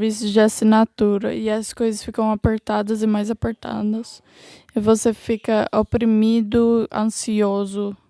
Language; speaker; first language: Portuguese; non-native, learner; English